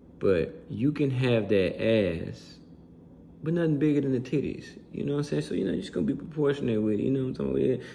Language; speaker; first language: English; native; English